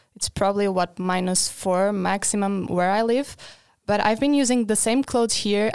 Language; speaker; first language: English; non-native, fluent; Portuguese